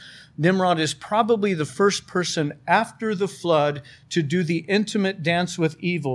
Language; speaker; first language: English; native; English